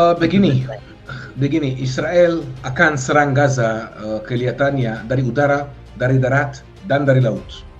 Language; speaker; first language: Indonesian; non-native, fluent; Hebrew